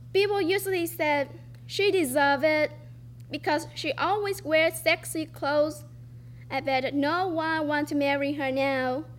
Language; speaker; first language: English; non-native, fluent; Vietnamese